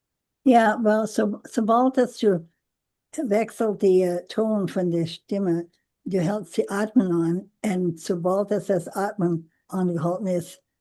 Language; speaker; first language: German; non-native, learner; English